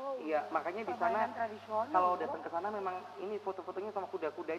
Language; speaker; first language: Indonesian; native; Indonesian